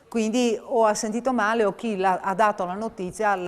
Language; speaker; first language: Italian; native; Italian